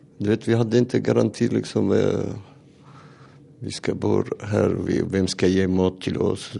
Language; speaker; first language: Swedish; non-native, learner; Turoyo